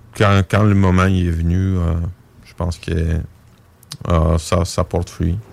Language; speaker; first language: French; non-native, fluent; Bulgarian